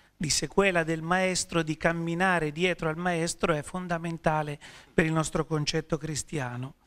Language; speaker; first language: Italian; native; Italian